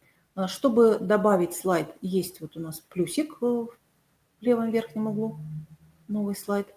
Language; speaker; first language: Russian; native; Russian